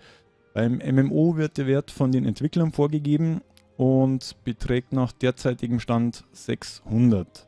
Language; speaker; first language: German; native; German